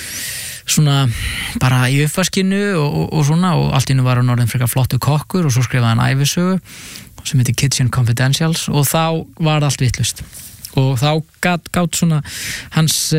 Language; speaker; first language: Icelandic; native; Icelandic